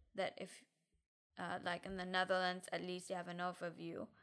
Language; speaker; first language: English; non-native, fluent; German